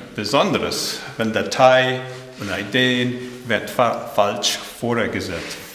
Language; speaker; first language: German; early bilingual, heritage; German